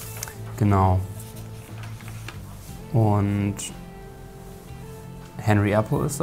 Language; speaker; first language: German; native; German